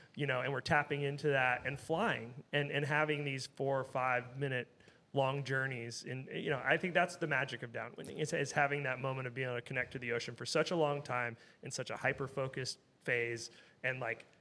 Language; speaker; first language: English; native; English